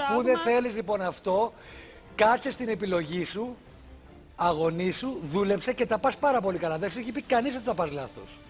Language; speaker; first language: Greek; native; Greek